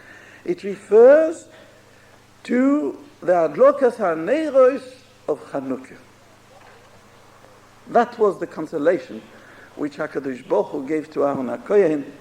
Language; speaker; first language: English; non-native, fluent; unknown